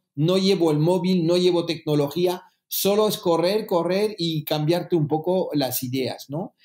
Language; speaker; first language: Spanish; early bilingual, heritage; French